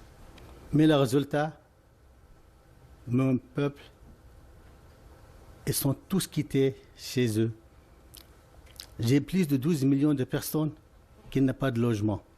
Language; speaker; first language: French; non-native, fluent; Arabic